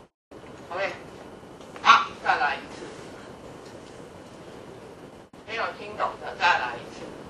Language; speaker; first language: Chinese; native; Chinese